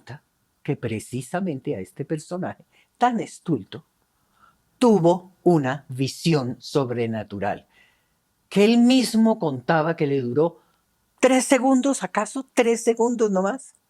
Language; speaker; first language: Spanish; native; Spanish